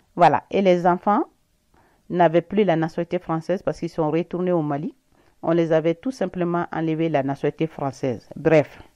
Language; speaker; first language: French; non-native, local second language; Bambara